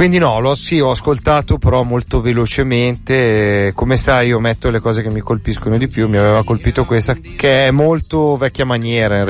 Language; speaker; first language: Italian; native; Italian